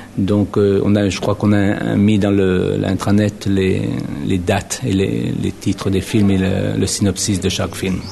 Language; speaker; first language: French; native; French